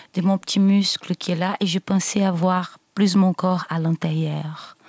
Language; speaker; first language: French; non-native, fluent; Portuguese